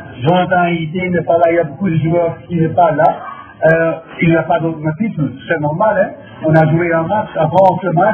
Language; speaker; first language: French; non-native, fluent; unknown